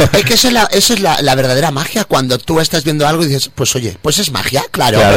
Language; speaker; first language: Spanish; native; Spanish